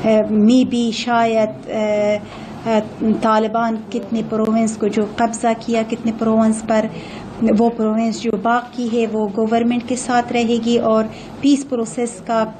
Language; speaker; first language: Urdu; non-native, fluent; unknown